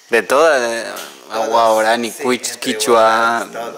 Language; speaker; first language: Spanish; native; Spanish